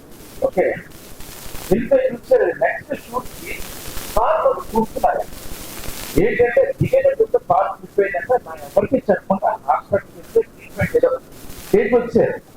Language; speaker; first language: Telugu; native; Telugu